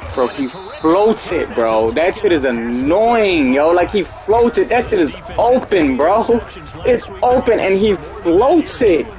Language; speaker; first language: English; native; English